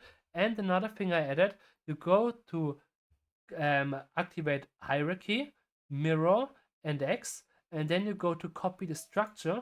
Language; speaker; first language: English; non-native, fluent; German